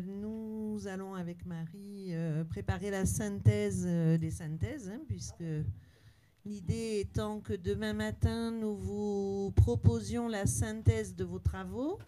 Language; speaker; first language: French; native; French